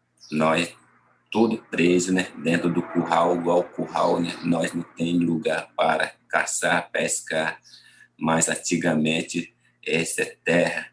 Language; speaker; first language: Portuguese; non-native, local second language; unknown